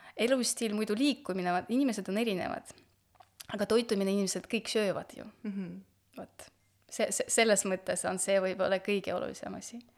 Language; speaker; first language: Estonian; non-native, local second language; Russian